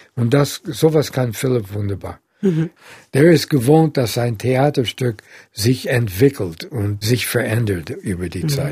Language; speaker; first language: German; non-native, fluent; English